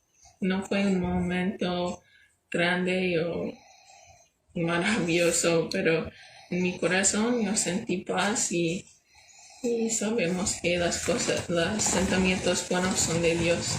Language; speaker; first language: Spanish; non-native, learner; English